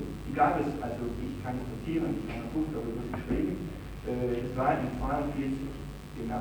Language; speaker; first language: German; non-native, fluent; Italian